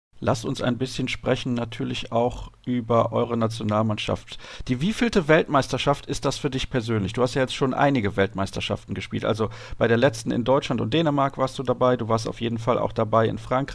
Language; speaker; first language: German; native; German